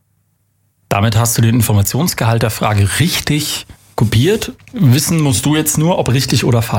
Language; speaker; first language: German; native; German